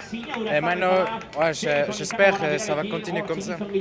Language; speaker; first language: French; non-native, local second language; German